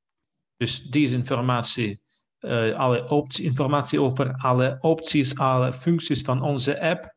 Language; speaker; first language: Dutch; non-native, fluent; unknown